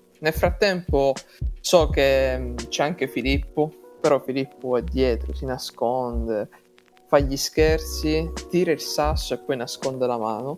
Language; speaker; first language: Italian; native; Italian